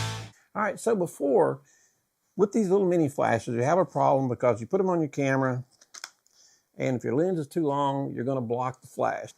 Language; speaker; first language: English; native; English